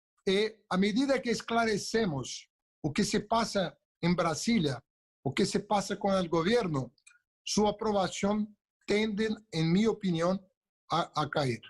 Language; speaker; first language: Spanish; non-native, local second language; Portuguese